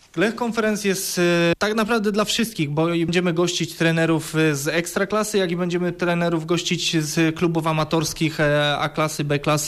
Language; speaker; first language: Polish; native; Polish